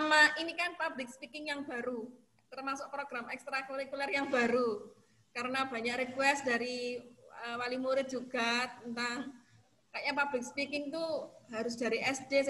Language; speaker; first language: Indonesian; native; Indonesian